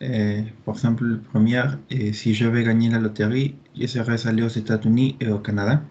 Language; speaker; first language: French; non-native, learner; Spanish